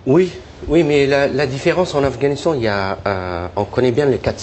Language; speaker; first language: French; non-native, fluent; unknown